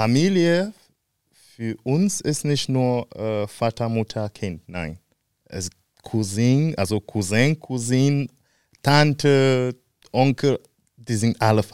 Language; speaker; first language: German; non-native, fluent; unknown